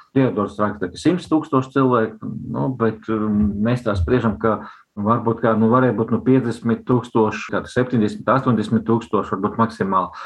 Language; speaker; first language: Latvian; non-native, local second language; Russian